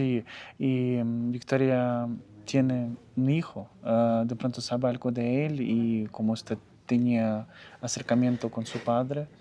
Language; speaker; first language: Spanish; non-native, fluent; Ukrainian